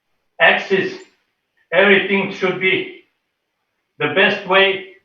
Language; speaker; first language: English; non-native, fluent; Serbian